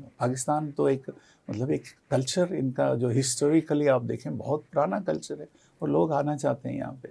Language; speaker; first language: Urdu; non-native, local second language; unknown